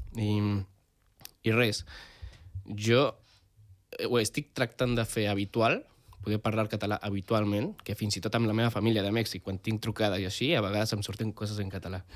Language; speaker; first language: Catalan; non-native, fluent; Spanish